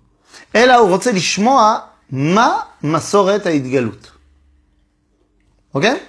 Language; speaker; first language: Hebrew; non-native, fluent; French